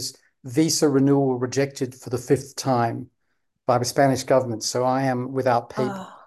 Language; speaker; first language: English; native; English